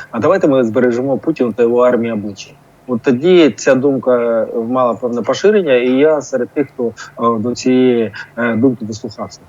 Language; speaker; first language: Ukrainian; non-native, local second language; Russian